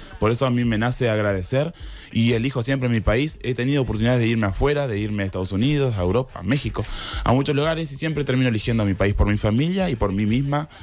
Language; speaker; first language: Spanish; native; Spanish